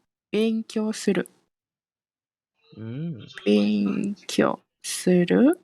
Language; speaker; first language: Japanese; non-native, fluent; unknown